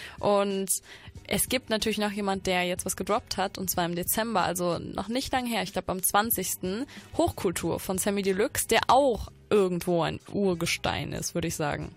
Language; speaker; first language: German; native; German